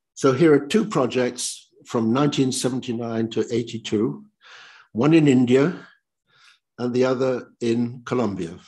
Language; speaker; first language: English; native; English